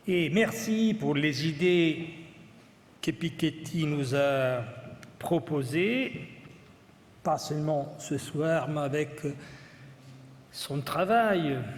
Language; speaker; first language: French; non-native, fluent; Italian